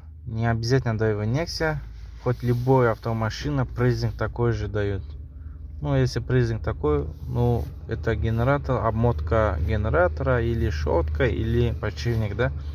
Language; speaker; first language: Russian; non-native, local second language; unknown